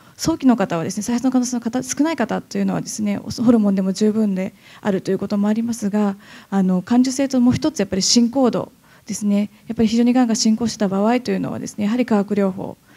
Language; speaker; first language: Japanese; native; Japanese